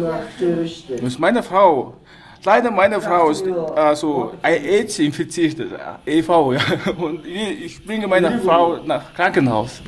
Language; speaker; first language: German; non-native, learner; Mongolian